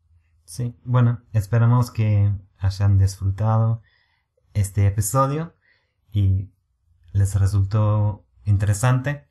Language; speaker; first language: Spanish; non-native, fluent; English